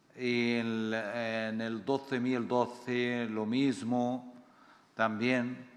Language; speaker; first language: Spanish; non-native, fluent; Arabic